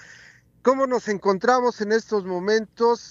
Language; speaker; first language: Spanish; native; Spanish